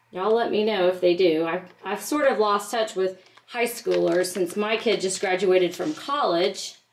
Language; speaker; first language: English; native; English